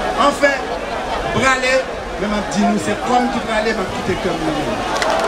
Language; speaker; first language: French; non-native, local second language; Haitian Creole